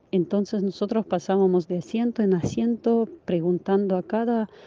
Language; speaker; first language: Spanish; non-native, fluent; Ukrainian